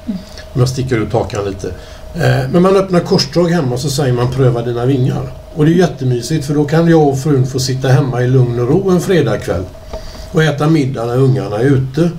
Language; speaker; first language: Swedish; native; Swedish